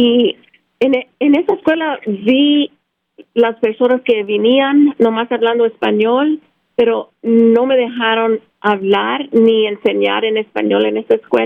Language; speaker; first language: Spanish; early bilingual, heritage; Spanish